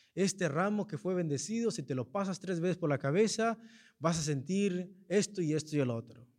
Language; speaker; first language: Spanish; early bilingual, heritage; Spanish